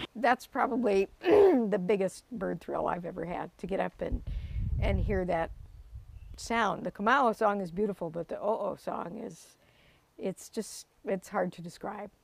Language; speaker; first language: English; native; English